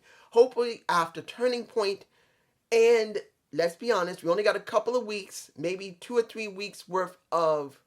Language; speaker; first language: English; native; English